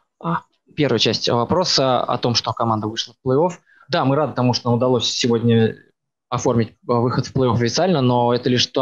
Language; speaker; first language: Russian; native; Russian